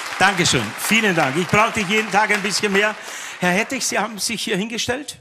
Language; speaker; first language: German; native; German